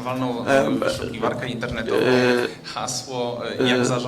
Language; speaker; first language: Polish; native; Polish